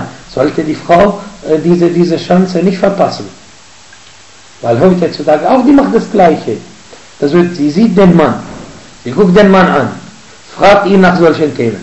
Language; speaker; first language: German; non-native, fluent; Arabic